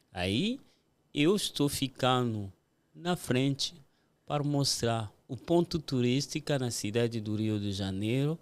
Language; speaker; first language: Portuguese; non-native, fluent; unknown